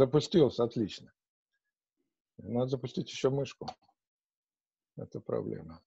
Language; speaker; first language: Russian; native; Russian